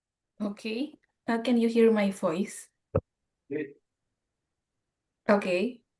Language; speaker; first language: English; non-native, fluent; Indonesian